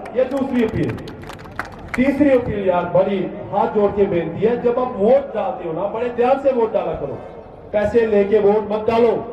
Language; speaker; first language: Hindi; non-native, local second language; Punjabi